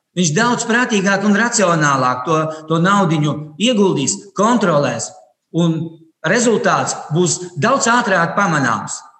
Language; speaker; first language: Latvian; non-native, local second language; Russian